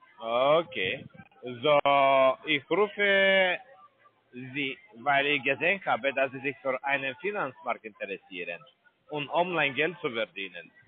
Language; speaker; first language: German; non-native, learner; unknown